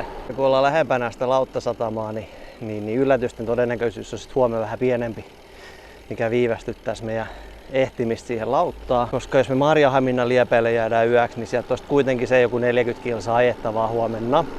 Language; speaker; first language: Finnish; native; Finnish